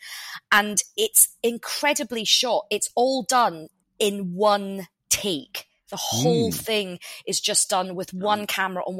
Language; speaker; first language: English; native; English